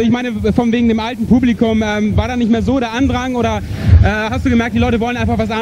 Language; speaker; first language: German; native; German